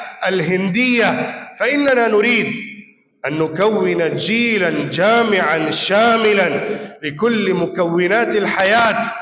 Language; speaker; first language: Arabic; non-native, fluent; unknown